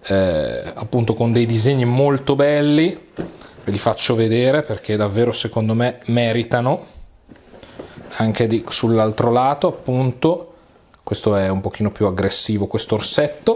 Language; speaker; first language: Italian; native; Italian